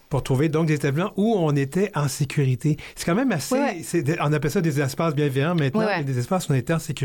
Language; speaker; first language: French; native; French